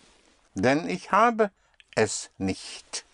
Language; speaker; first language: German; non-native, fluent; English